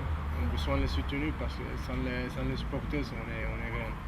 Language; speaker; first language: French; non-native, learner; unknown